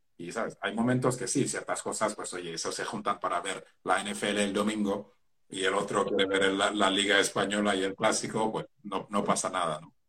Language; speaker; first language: Spanish; non-native, fluent; Wolof